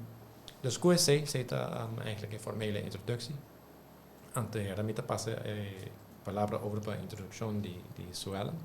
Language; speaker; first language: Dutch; non-native, local second language; Papiamento